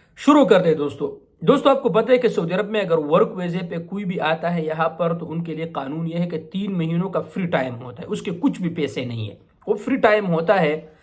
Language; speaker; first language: Urdu; non-native, local second language; Pashto